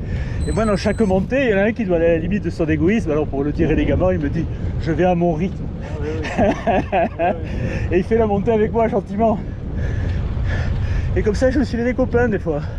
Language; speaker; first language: French; native; French